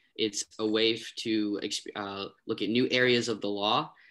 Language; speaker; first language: English; native; English